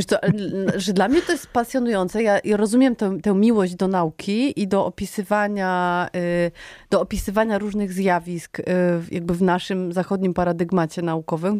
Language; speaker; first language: Polish; native; Polish